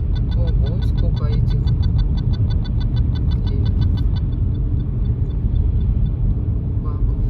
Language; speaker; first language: Russian; native; Russian